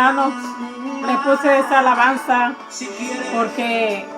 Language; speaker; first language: Spanish; native; Spanish